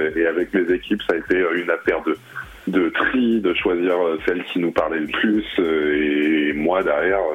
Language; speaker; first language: French; early bilingual, other home language; Arabic